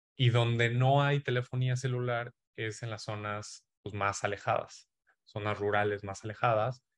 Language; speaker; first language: Spanish; native; Spanish